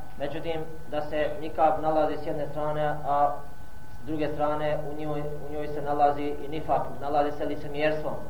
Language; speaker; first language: Bosnian; non-native, fluent; Arabic